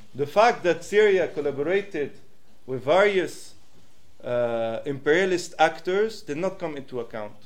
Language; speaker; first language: English; non-native, fluent; French